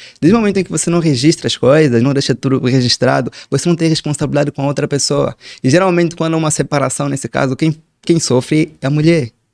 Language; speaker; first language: Portuguese; native; Portuguese